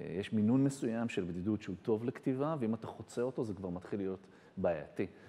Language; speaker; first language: Hebrew; native; Hebrew